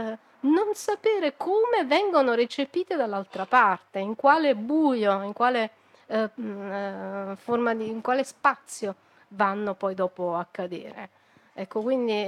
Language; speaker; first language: Italian; native; Italian